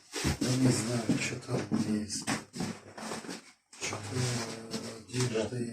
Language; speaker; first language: Russian; non-native, fluent; Tajik